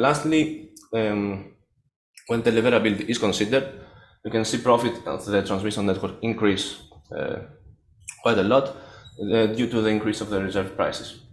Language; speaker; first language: English; non-native, fluent; Greek